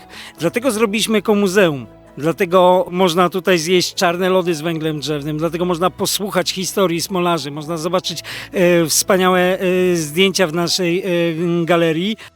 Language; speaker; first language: Polish; native; Polish